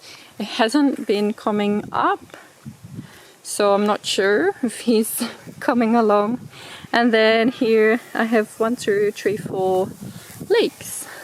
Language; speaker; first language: English; non-native, fluent; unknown